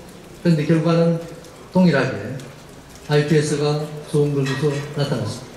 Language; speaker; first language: Korean; native; Korean